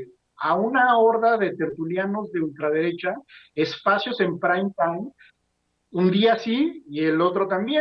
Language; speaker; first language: Spanish; native; Spanish